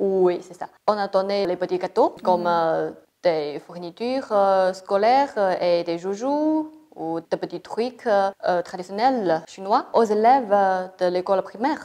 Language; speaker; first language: French; non-native, fluent; Chinese